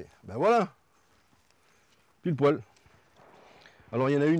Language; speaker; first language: French; native; French